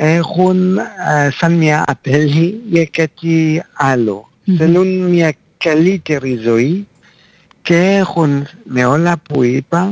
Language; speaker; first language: Greek; non-native, fluent; French